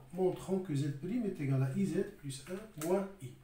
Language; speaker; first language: French; non-native, local second language; Arabic